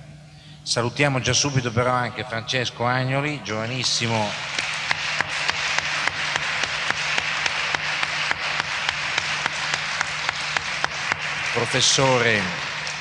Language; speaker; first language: Italian; native; Italian